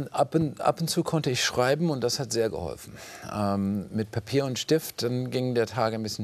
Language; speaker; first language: German; non-native, fluent; English